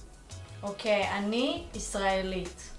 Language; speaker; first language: Hebrew; early bilingual, other home language; Russian